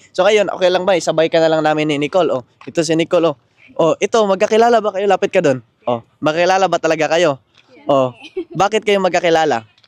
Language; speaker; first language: Filipino; non-native, local second language; Cebuano